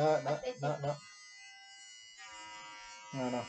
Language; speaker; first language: French; native; French